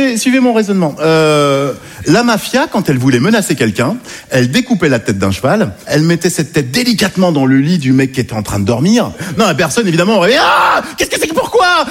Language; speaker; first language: French; native; French